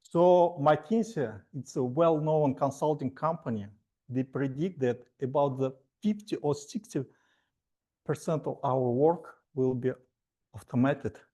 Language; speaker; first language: English; non-native, fluent; Russian